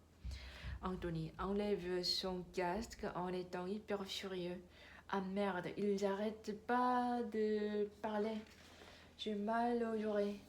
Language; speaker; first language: French; non-native, learner; Korean